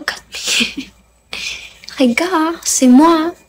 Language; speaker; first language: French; non-native, learner; Spanish